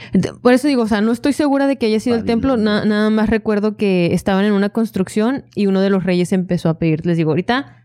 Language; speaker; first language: Spanish; native; Spanish